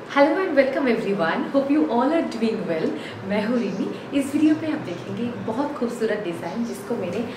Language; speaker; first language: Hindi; non-native, local second language; Bangla